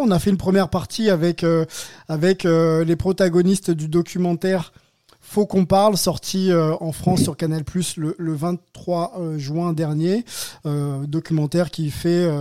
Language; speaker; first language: French; native; French